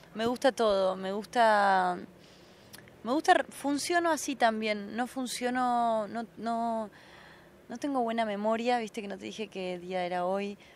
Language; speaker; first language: Spanish; native; Spanish